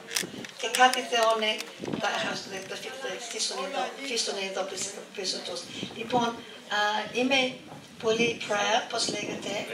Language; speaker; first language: Greek; early bilingual, heritage; English